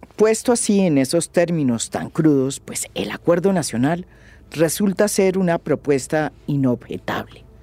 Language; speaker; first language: Spanish; native; Spanish